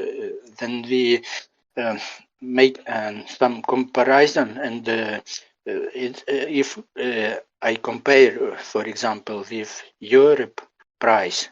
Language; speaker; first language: English; non-native, learner; Ukrainian